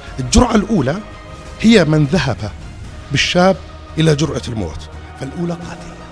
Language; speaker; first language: Arabic; native; Arabic